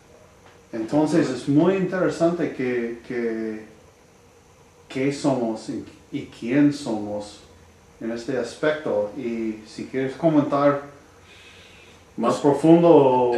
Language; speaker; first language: Spanish; non-native, learner; English